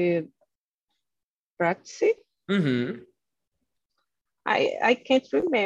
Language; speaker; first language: English; non-native, learner; Portuguese